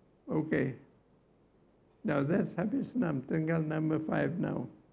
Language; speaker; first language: English; non-native, local second language; Malay